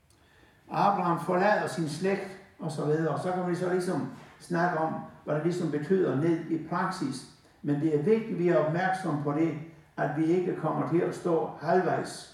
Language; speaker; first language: Danish; native; Danish